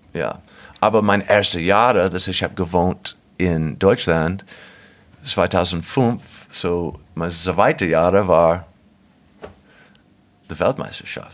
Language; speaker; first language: German; non-native, fluent; English